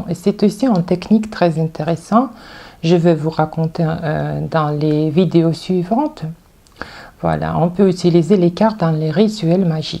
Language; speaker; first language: French; non-native, fluent; Russian